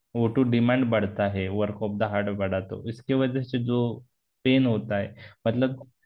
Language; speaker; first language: Hindi; non-native, local second language; Marathi